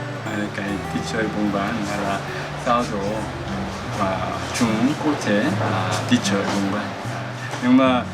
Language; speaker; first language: Vietnamese; non-native, learner; Korean